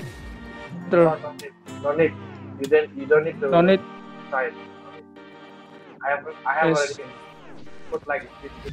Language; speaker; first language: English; non-native, fluent; Indonesian